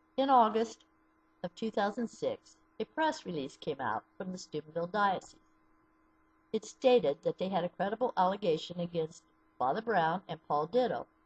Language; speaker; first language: English; native; English